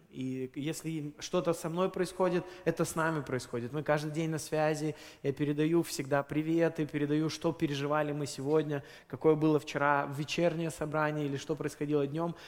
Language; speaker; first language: Russian; native; Russian